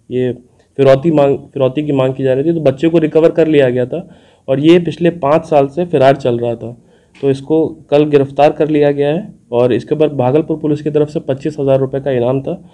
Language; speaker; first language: Hindi; native; Hindi